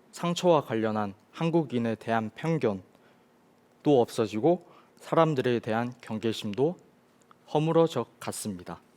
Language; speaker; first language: Korean; early bilingual, other home language; Chinese